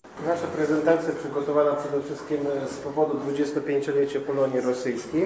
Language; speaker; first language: Polish; non-native, fluent; Russian